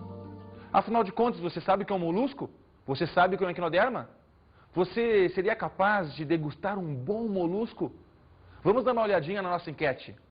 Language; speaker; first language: Portuguese; native; Portuguese